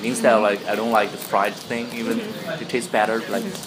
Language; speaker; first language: English; non-native, fluent; Chinese